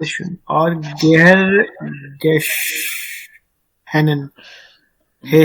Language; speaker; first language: German; non-native, learner; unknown